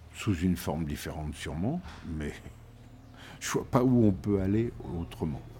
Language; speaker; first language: French; native; French